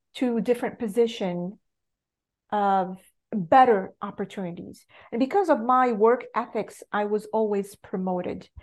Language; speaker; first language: English; non-native, fluent; Arabic